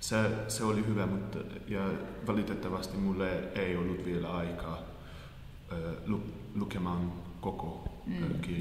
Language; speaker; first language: Finnish; non-native, learner; Hungarian